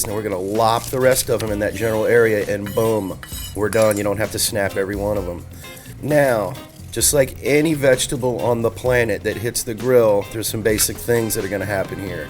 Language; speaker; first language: English; native; English